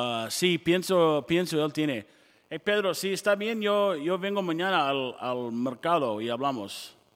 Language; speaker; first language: Spanish; non-native, learner; English